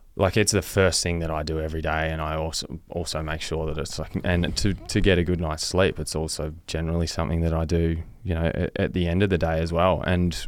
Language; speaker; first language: English; native; English